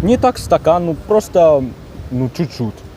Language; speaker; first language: Russian; non-native, learner; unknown